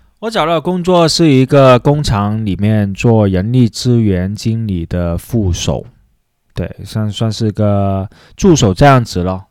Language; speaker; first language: Chinese; non-native, local second language; Cantonese